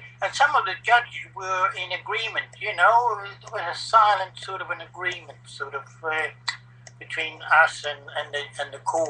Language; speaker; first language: English; non-native, fluent; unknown